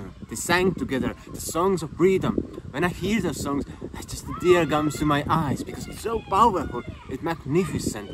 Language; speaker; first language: English; non-native, fluent; Estonian